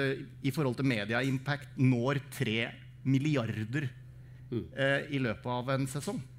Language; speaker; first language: Norwegian; native; Norwegian